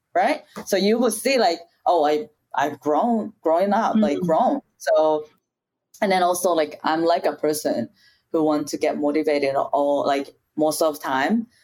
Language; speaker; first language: English; non-native, fluent; Japanese